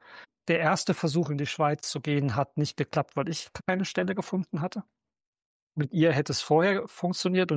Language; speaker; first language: German; native; German